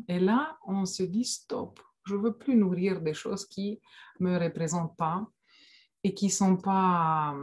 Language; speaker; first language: French; non-native, fluent; Romanian